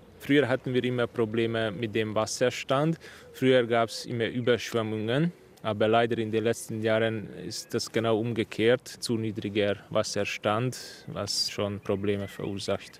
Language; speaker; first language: German; non-native, fluent; Hungarian